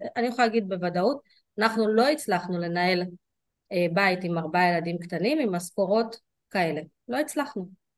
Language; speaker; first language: Hebrew; early bilingual, other home language; Russian